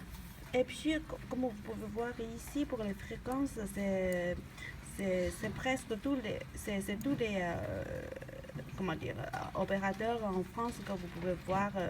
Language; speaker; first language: French; non-native, learner; Chinese